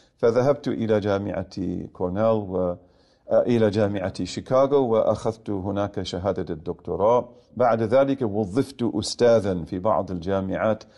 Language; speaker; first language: Arabic; non-native, fluent; English